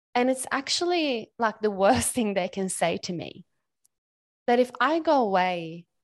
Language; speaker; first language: English; non-native, fluent; Swedish